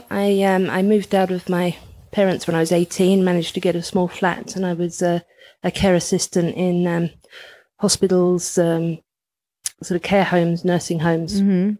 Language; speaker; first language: English; native; English